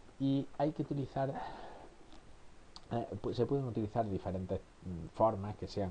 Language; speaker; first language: Spanish; native; Spanish